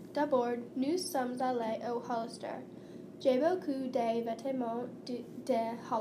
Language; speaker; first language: French; non-native, learner; English